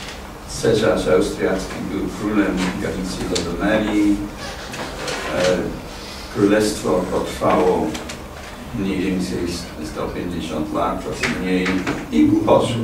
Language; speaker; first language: Polish; non-native, fluent; English